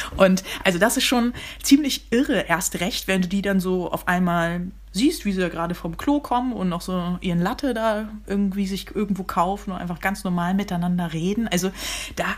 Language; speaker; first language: German; native; German